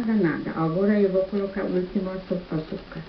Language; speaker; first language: Portuguese; non-native, learner; German